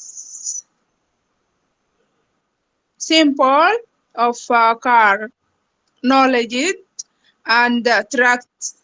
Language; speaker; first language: English; non-native, learner; Arabic